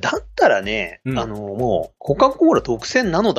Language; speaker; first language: Japanese; native; Japanese